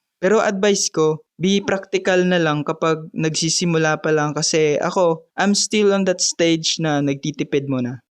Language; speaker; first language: Filipino; non-native, local second language; Bikol